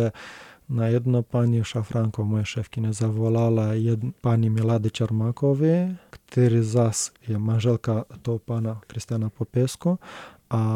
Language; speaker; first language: Czech; non-native, learner; Romanian